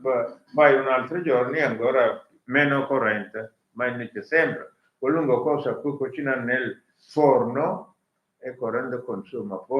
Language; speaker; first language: Italian; non-native, learner; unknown